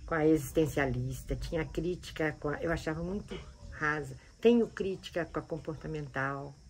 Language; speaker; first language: Portuguese; native; Portuguese